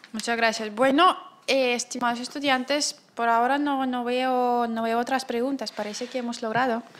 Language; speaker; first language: Spanish; non-native, fluent; Russian